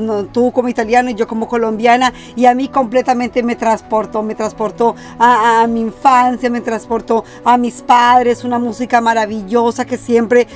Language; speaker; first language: Spanish; native; Spanish